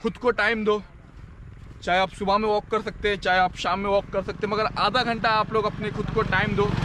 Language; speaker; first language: Hindi; non-native, local second language; Marathi